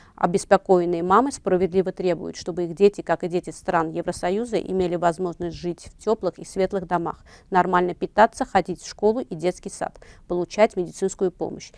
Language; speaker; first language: Russian; non-native, local second language; Armenian